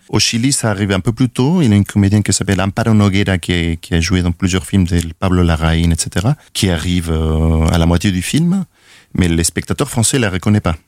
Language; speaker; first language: French; non-native, fluent; Spanish